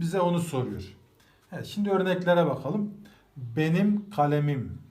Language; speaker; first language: Turkish; native; Turkish